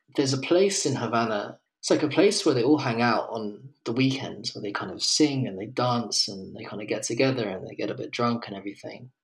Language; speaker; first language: English; native; English